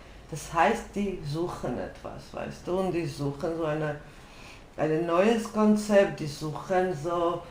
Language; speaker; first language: German; non-native, fluent; Georgian